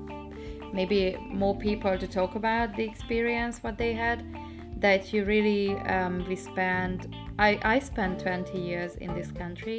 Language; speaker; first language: English; non-native, fluent; Hungarian